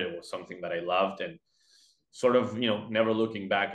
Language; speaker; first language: English; non-native, fluent; Spanish